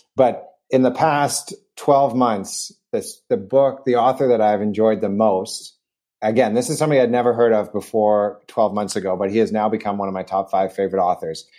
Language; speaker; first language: English; native; English